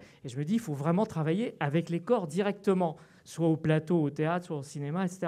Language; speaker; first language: French; native; French